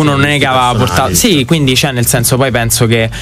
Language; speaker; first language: Italian; native; Italian